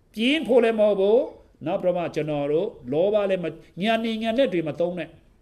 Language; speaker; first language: Burmese; non-native, local second language; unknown